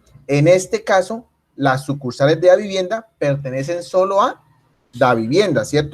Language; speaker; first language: Spanish; native; Spanish